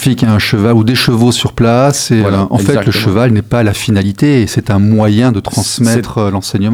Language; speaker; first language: French; native; French